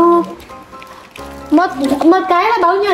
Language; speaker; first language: Vietnamese; non-native, learner; Indonesian